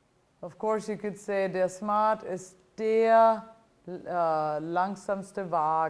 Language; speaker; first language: German; non-native, fluent; Italian